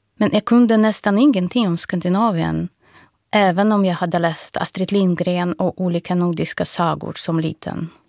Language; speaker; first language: Swedish; non-native, fluent; Russian